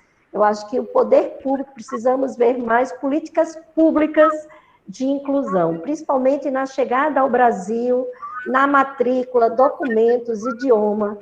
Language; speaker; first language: Portuguese; native; Portuguese